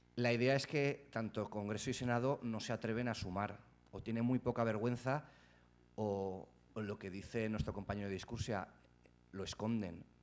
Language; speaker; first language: Spanish; native; Spanish